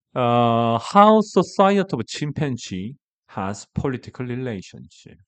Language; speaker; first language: English; non-native, learner; Korean